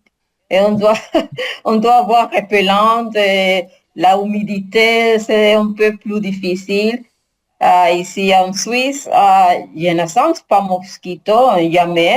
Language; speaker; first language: French; non-native, learner; Spanish